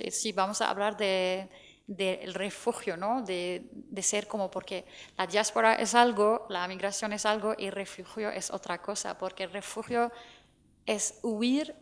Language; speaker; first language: Spanish; non-native, fluent; Arabic